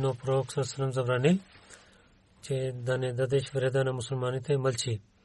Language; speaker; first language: Bulgarian; non-native, learner; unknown